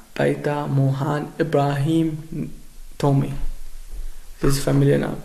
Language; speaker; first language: German; non-native, learner; Arabic